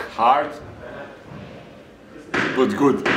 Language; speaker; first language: English; non-native, learner; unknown